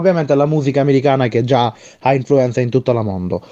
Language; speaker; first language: Italian; non-native, learner; Bangla